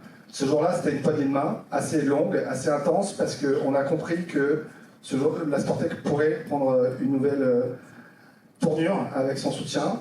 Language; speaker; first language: French; native; French